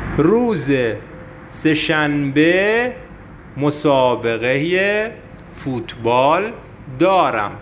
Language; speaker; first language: Persian; non-native, fluent; Arabic